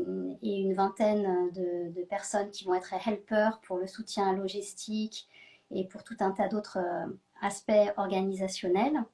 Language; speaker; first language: French; native; French